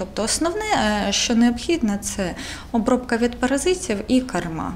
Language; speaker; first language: Ukrainian; non-native, local second language; Russian